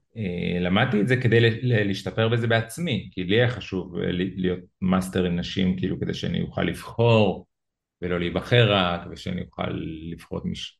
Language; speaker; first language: Hebrew; early bilingual, other home language; Russian